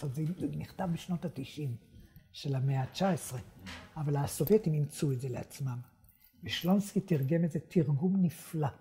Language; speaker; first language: Hebrew; native; Hebrew